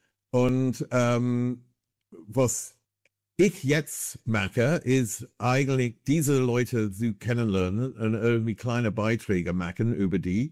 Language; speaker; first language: German; non-native, fluent; English